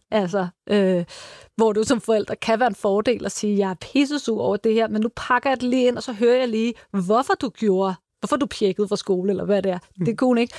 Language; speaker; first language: Danish; native; Danish